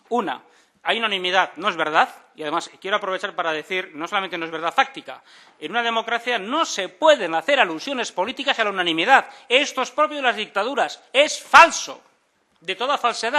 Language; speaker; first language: Spanish; native; Spanish